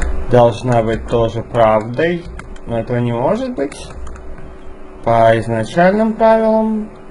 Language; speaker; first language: Russian; native; Russian